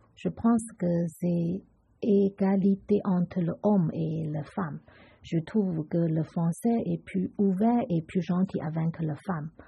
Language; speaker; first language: French; non-native, learner; Chinese